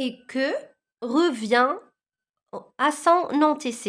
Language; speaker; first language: French; non-native, local second language; Arabic